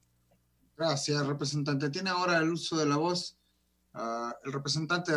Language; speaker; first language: Spanish; native; Spanish